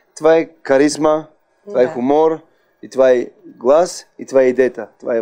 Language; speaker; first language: Bulgarian; non-native, learner; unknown